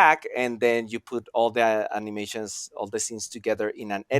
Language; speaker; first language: English; non-native, fluent; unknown